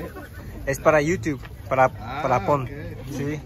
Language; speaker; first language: Spanish; non-native, learner; Japanese